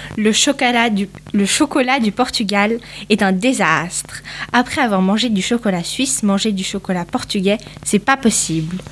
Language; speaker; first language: French; early bilingual, other home language; Portuguese